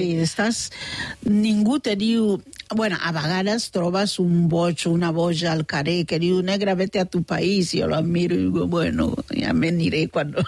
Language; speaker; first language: Catalan; non-native, fluent; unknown